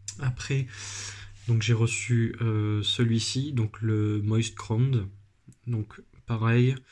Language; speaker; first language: French; native; French